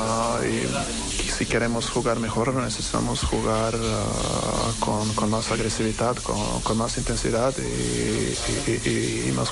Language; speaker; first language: Spanish; non-native, learner; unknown